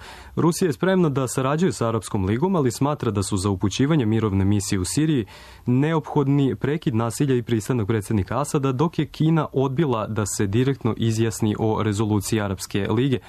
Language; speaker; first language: Croatian; native; Croatian